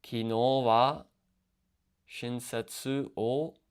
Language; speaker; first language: Japanese; non-native, learner; English